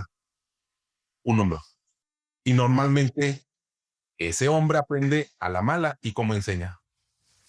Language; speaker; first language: Spanish; native; Spanish